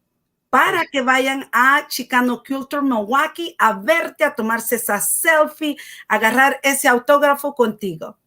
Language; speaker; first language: Spanish; native; Spanish